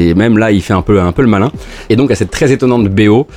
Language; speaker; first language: French; native; French